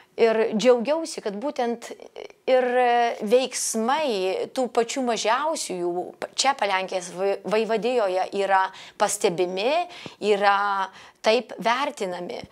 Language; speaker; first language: Lithuanian; native; Lithuanian